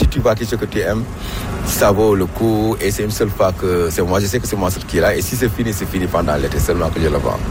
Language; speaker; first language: French; non-native, local second language; Wolof